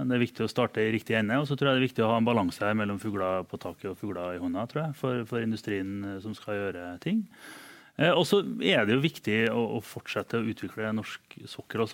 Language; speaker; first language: Norwegian; native; Norwegian